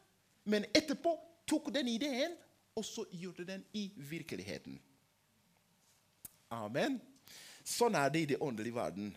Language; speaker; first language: Swedish; non-native, learner; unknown